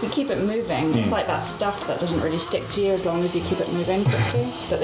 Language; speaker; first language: English; native; English